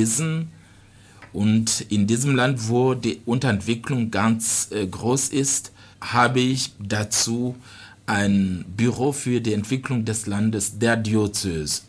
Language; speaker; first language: German; non-native, fluent; Rundi